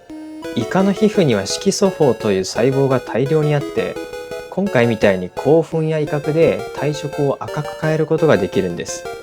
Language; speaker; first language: Japanese; native; Japanese